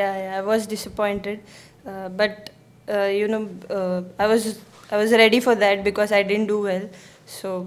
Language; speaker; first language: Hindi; native; Hindi